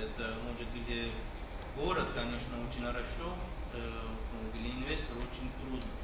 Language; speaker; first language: Russian; non-native, fluent; Turkish